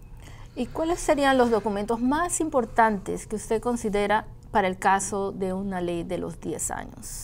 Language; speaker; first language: Spanish; native; Spanish